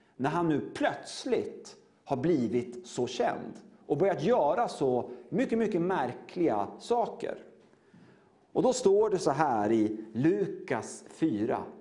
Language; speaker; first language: Swedish; native; Swedish